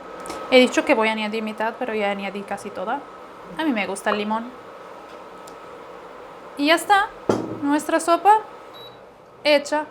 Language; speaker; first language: Spanish; non-native, fluent; Arabic